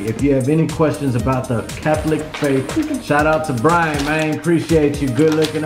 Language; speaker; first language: English; native; English